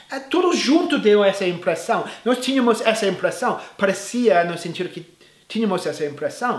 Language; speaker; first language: Portuguese; non-native, fluent; English